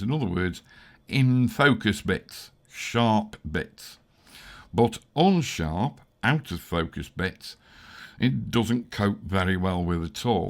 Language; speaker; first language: English; native; English